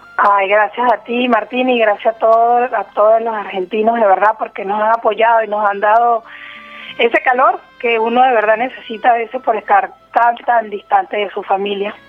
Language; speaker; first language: Spanish; native; Spanish